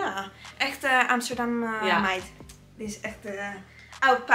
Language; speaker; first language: Dutch; non-native, learner; Italian